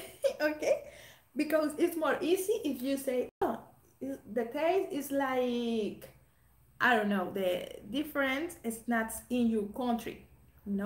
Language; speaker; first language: English; non-native, learner; Spanish